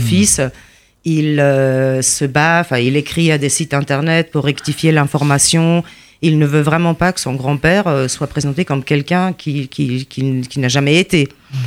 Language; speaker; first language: French; non-native, fluent; Polish